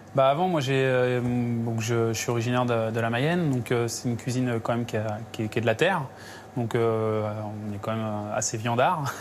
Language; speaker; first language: French; native; French